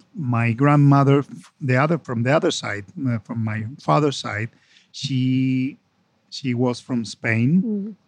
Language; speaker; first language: English; non-native, fluent; Spanish